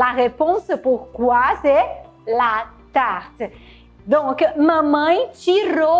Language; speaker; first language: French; non-native, fluent; Portuguese